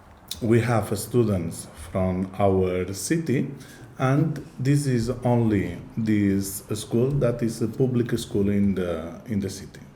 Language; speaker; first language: English; non-native, learner; Catalan